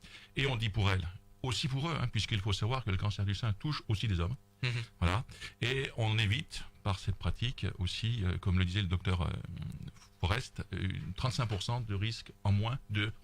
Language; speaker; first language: French; native; French